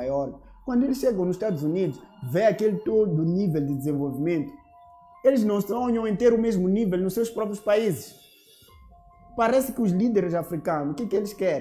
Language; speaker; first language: Portuguese; native; Portuguese